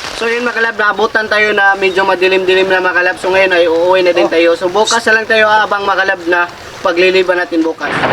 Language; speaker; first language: Filipino; non-native, local second language; Cebuano